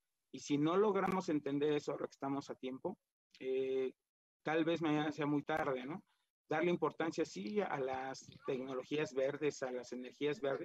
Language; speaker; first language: Spanish; native; Spanish